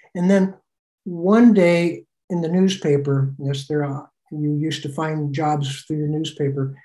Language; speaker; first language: English; native; English